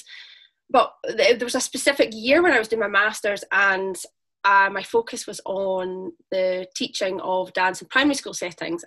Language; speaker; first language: English; native; English